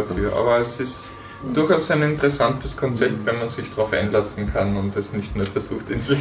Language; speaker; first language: German; native; German